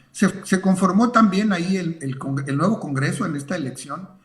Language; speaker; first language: Spanish; native; Spanish